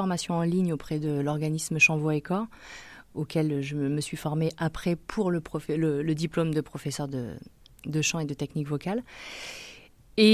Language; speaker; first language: French; native; French